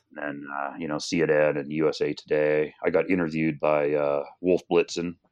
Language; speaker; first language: English; native; English